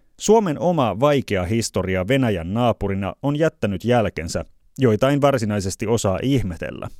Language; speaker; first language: Finnish; native; Finnish